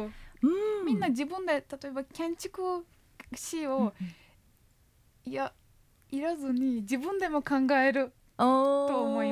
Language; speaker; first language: Japanese; non-native, fluent; Turkish